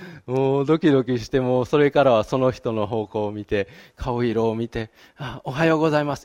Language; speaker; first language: Japanese; native; Japanese